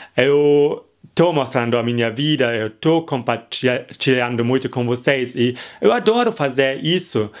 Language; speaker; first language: Portuguese; non-native, fluent; German